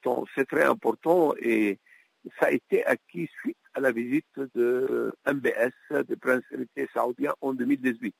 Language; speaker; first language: French; non-native, local second language; Arabic